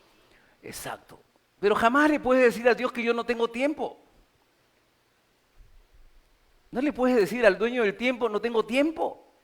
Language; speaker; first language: Spanish; native; Spanish